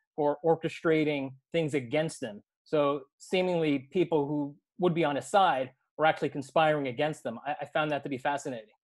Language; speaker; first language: English; native; English